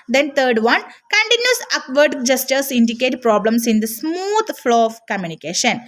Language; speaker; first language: English; non-native, local second language; Malayalam